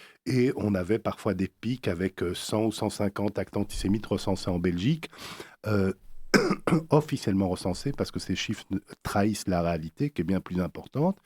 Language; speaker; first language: French; native; French